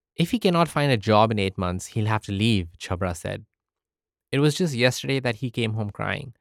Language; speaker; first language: English; early bilingual, other home language; Arabic